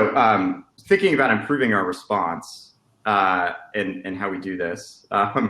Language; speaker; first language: English; native; English